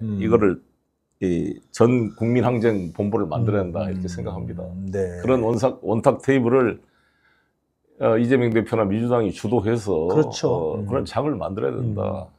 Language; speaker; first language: Korean; native; Korean